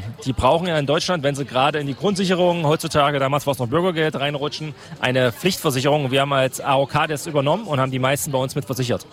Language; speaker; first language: German; native; German